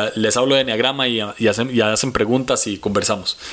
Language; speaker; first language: Spanish; native; Spanish